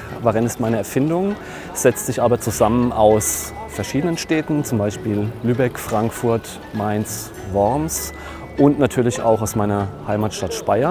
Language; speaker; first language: German; native; German